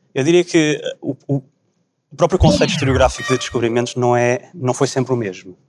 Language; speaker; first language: Portuguese; native; Portuguese